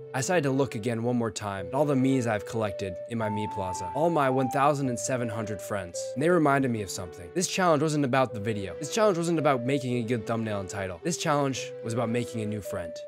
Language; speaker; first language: English; native; English